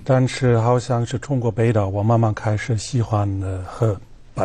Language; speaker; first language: Chinese; non-native, fluent; German